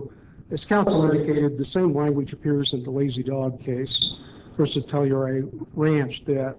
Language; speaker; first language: English; native; English